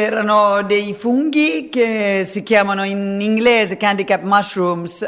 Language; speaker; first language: Italian; non-native, fluent; Finnish